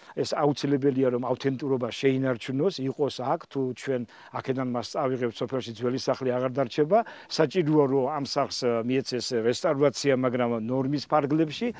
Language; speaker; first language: Georgian; native; Georgian